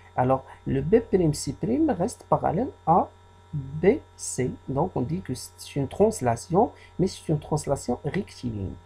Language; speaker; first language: French; non-native, local second language; Arabic